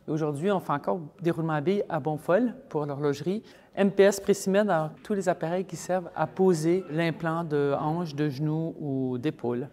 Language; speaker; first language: French; native; French